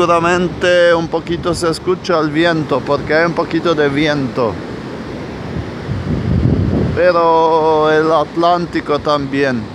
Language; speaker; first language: Spanish; non-native, fluent; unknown